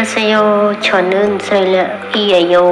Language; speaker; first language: Korean; non-native, learner; Khmer